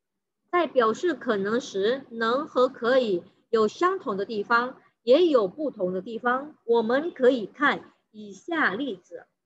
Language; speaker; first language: Chinese; non-native, fluent; Indonesian